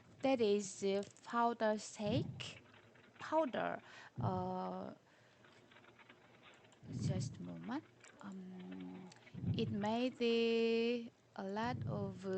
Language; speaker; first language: English; non-native, learner; Korean